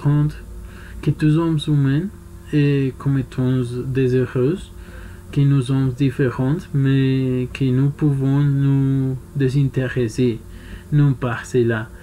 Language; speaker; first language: French; non-native, learner; Spanish